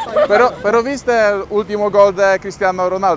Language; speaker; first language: Spanish; non-native, learner; Polish